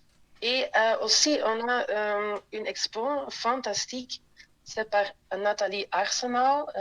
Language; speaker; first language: French; non-native, local second language; Dutch